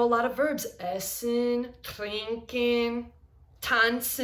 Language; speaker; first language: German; non-native, fluent; English